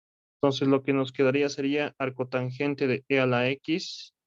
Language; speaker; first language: Spanish; native; Spanish